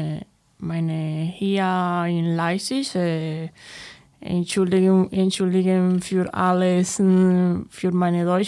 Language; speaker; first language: German; non-native, learner; Spanish